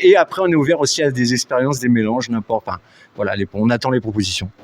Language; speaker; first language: French; native; French